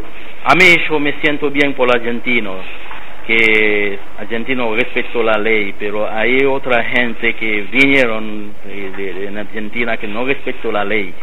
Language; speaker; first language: Spanish; non-native, learner; Haitian Creole